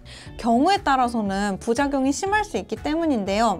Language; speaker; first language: Korean; native; Korean